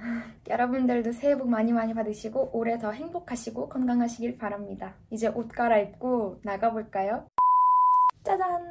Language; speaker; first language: Korean; non-native, fluent; Russian